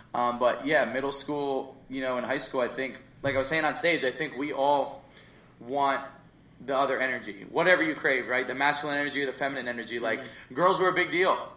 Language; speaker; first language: English; native; English